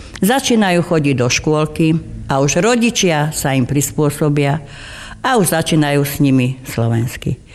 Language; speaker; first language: Slovak; non-native, local second language; German